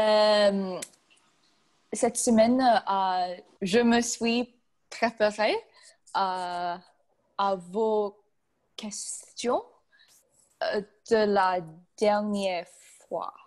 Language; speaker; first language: French; non-native, learner; English